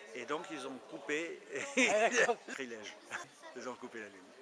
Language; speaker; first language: French; native; French